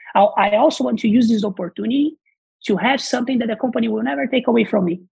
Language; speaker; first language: English; non-native, fluent; Portuguese